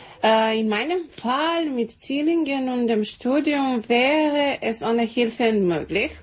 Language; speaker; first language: German; non-native, fluent; Serbian